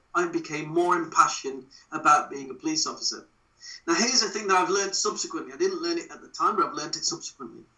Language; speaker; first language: English; native; English